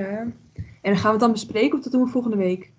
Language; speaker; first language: Dutch; native; Dutch